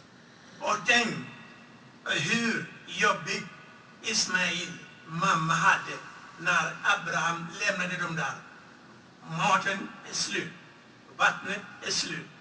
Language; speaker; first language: Swedish; non-native, fluent; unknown